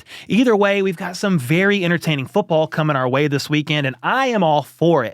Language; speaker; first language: English; native; English